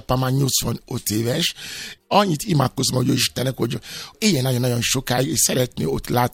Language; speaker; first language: Hungarian; non-native, fluent; Yoruba